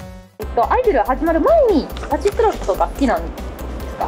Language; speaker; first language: Japanese; non-native, fluent; Italian